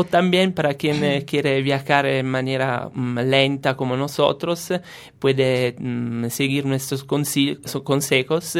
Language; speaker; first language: Spanish; non-native, fluent; Italian